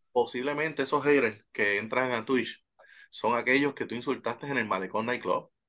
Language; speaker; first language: Spanish; native; Spanish